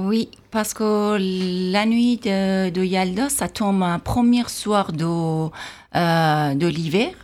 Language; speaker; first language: French; non-native, fluent; Persian